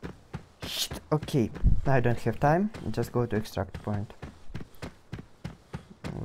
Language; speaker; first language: English; non-native, learner; Russian